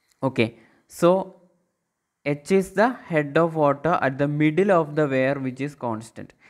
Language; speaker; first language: English; non-native, local second language; Malayalam